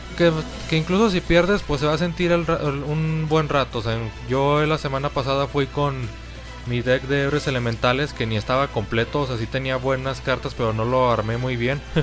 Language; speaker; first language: Spanish; native; Spanish